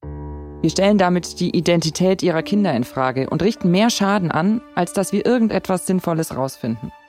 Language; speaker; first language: German; native; German